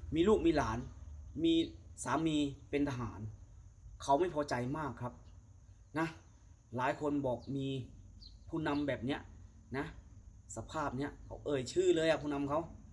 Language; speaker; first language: Thai; native; Thai